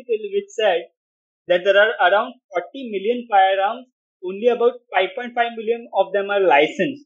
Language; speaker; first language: English; non-native, local second language; Hindi